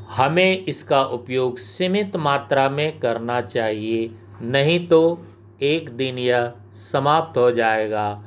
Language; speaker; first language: Hindi; native; Hindi